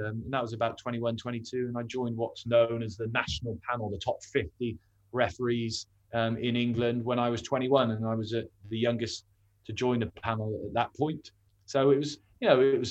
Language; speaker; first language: English; native; English